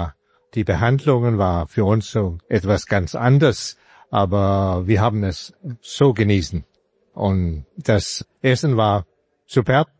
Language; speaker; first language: German; non-native, fluent; Danish